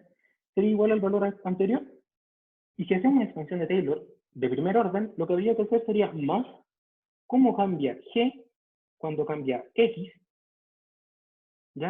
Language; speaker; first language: Spanish; native; Spanish